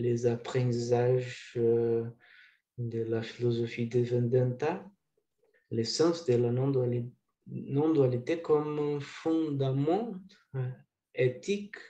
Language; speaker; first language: French; non-native, learner; Portuguese